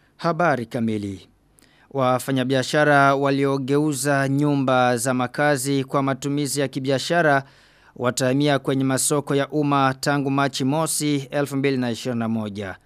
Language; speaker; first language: Swahili; non-native, local second language; Rundi